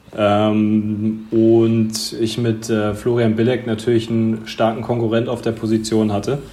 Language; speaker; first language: German; native; German